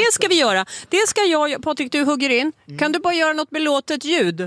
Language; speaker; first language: Swedish; native; Swedish